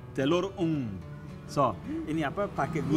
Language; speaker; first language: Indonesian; non-native, learner; English